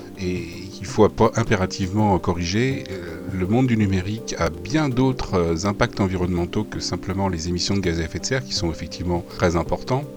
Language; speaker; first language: French; native; French